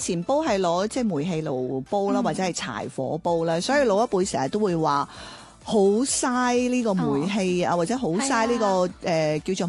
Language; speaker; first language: Cantonese; native; Cantonese